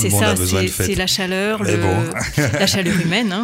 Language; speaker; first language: French; native; French